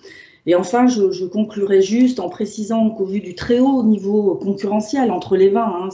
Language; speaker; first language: French; native; French